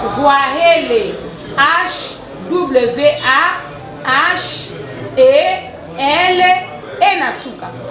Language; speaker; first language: Lingala; native; Lingala